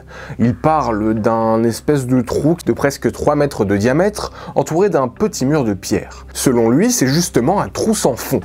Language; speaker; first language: French; native; French